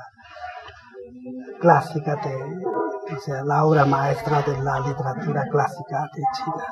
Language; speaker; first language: Spanish; non-native, fluent; Chinese